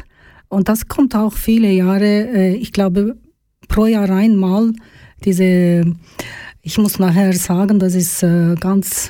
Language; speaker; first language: German; non-native, learner; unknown